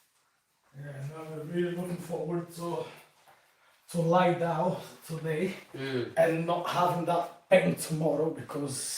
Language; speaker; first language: English; non-native, fluent; Portuguese